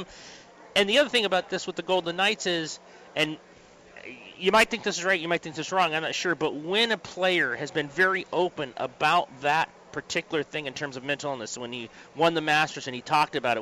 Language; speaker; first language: English; native; English